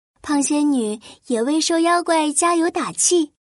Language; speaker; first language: Chinese; native; Chinese